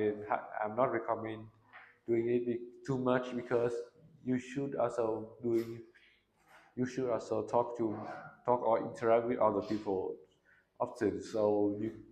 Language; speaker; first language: English; non-native, learner; Vietnamese